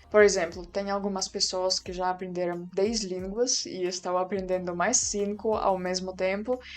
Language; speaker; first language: Portuguese; non-native, fluent; Russian